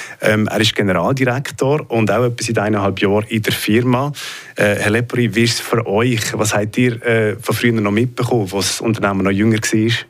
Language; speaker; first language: German; native; German